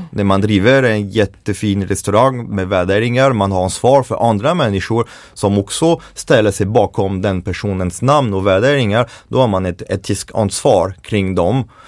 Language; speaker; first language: Swedish; non-native, fluent; French